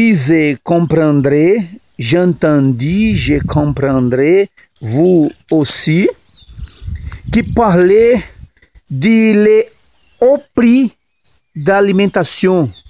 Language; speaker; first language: French; non-native, learner; Portuguese